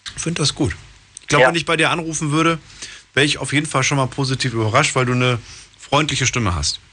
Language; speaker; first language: German; native; German